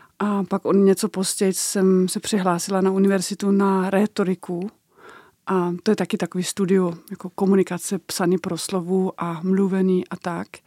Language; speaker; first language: Czech; non-native, fluent; Danish